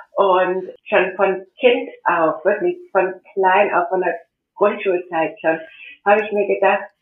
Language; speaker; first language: German; early bilingual, heritage; German